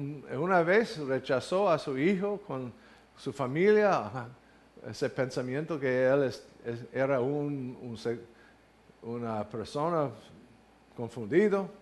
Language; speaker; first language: Spanish; non-native, fluent; English